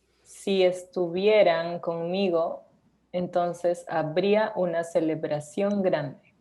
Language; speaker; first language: Spanish; non-native, learner; English